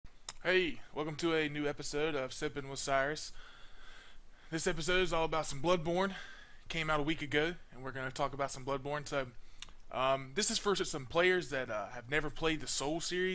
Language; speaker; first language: English; native; English